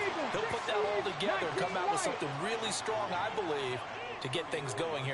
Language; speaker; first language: English; native; English